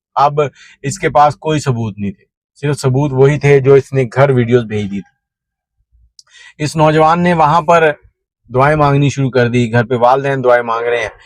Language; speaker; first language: Urdu; non-native, local second language; Punjabi